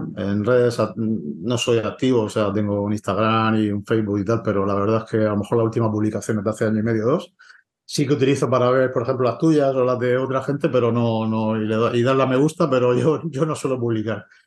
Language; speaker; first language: Spanish; native; Spanish